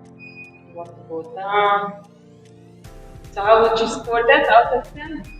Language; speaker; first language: English; non-native, fluent; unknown